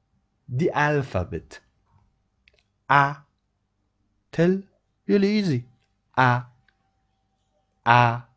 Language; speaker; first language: English; non-native, fluent; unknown